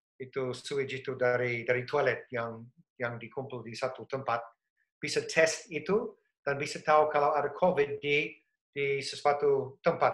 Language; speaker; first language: Indonesian; non-native, fluent; English